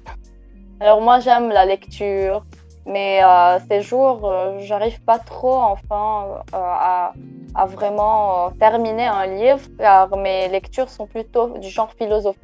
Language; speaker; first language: French; non-native, local second language; Arabic